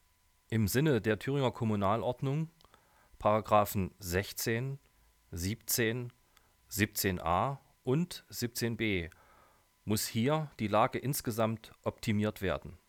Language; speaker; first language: German; native; German